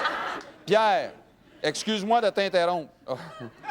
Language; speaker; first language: French; native; French